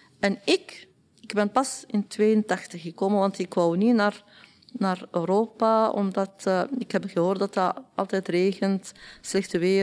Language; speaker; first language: Dutch; non-native, learner; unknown